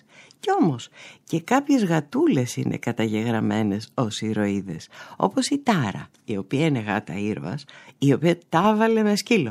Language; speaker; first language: Greek; native; Greek